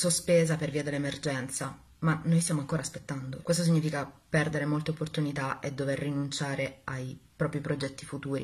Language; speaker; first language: Italian; native; Italian